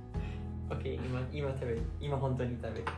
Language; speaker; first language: Japanese; non-native, learner; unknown